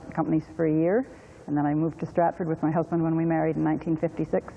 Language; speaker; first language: English; native; English